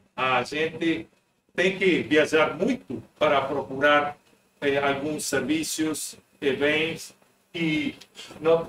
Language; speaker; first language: Portuguese; non-native, fluent; Spanish